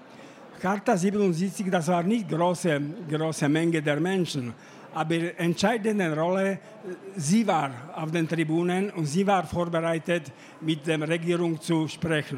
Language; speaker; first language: German; non-native, fluent; Slovak